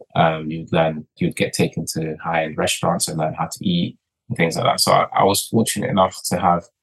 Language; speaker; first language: English; early bilingual, other home language; Portuguese